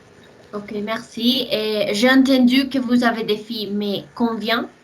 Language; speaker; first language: French; non-native, learner; Spanish